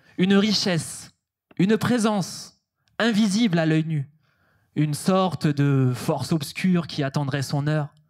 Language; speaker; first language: French; native; French